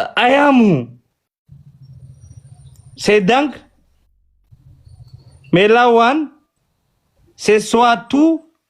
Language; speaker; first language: Indonesian; non-native, learner; Oromo